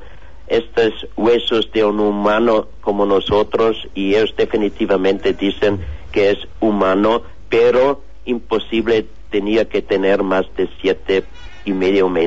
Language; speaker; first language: Spanish; non-native, learner; German